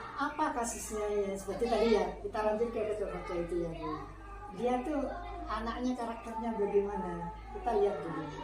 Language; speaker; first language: Indonesian; non-native, local second language; Madurese